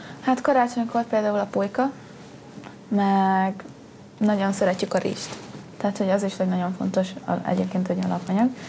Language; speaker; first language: Hungarian; early bilingual, other home language; Spanish